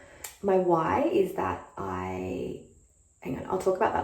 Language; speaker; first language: English; native; English